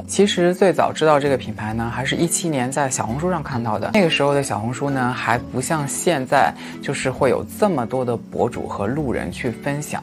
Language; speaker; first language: Chinese; native; Chinese